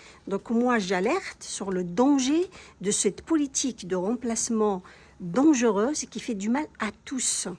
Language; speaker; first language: French; non-native, local second language; Kabyle